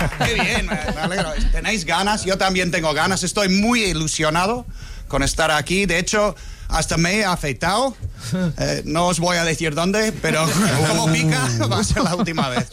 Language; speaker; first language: Spanish; non-native, fluent; English